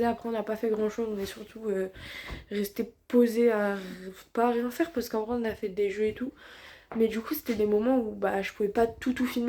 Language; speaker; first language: French; native; French